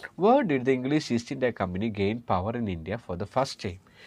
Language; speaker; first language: English; non-native, local second language; Malayalam